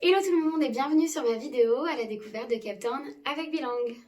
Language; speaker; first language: French; native; French